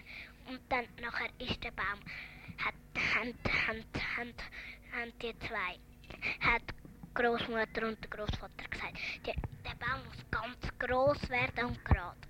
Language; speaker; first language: German; early bilingual, other home language; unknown